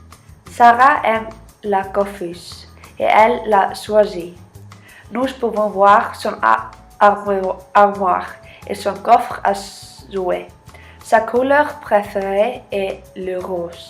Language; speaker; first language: French; non-native, learner; Icelandic